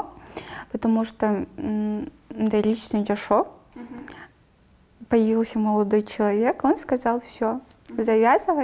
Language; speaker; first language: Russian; non-native, local second language; Kyrgyz